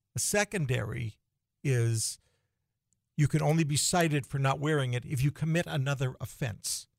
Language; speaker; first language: English; native; English